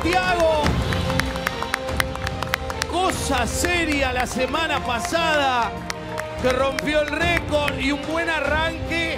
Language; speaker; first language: Spanish; native; Spanish